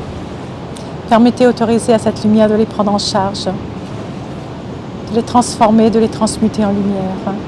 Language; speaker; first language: French; native; French